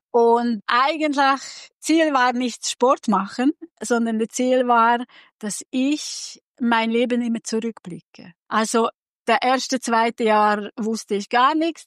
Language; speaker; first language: German; non-native, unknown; Hungarian